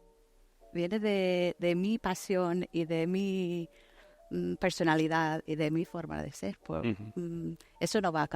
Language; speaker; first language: Spanish; non-native, fluent; English